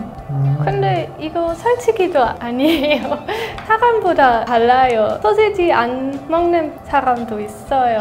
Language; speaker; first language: Korean; non-native, learner; German